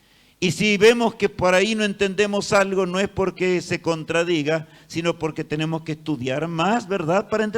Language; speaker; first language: Spanish; native; Spanish